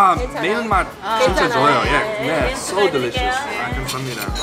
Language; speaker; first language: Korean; non-native, learner; English